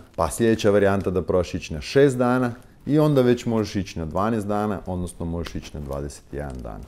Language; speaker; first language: Croatian; native; Croatian